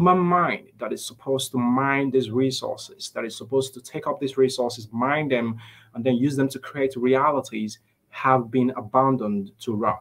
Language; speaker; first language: English; non-native, local second language; Igbo